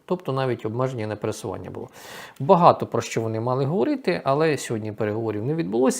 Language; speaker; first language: Ukrainian; native; Ukrainian